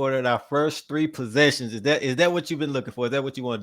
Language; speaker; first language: English; native; English